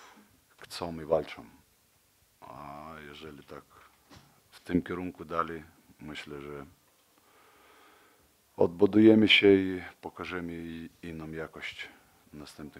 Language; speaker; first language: Polish; non-native, fluent; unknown